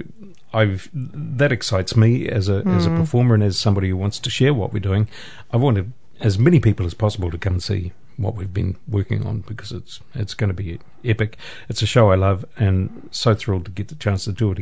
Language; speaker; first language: English; native; English